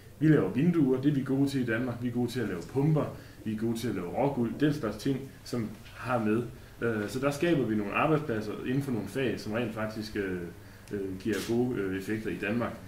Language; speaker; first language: Danish; native; Danish